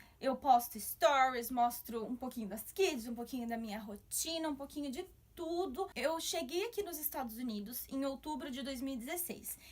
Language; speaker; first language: Portuguese; native; Portuguese